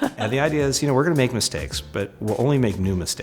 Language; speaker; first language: English; native; English